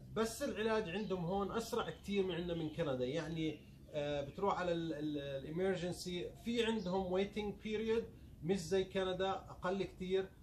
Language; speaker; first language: Arabic; native; Arabic